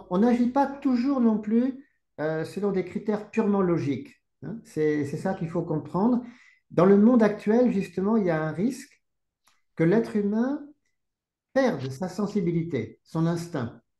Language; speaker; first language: French; native; French